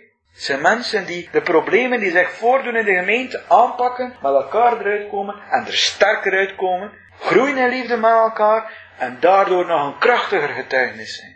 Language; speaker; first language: Dutch; native; Dutch